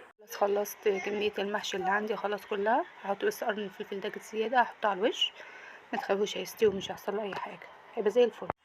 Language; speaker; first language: Arabic; native; Arabic